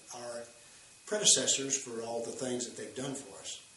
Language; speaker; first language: English; native; English